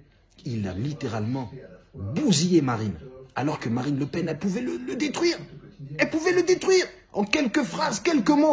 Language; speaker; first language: French; native; French